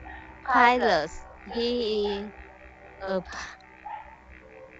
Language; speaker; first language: English; non-native, learner; Vietnamese